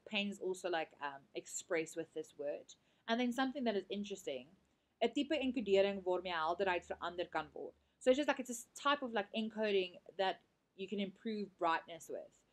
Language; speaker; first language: English; native; English